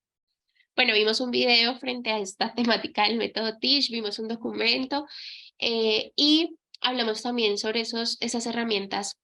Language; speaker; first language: Spanish; native; Spanish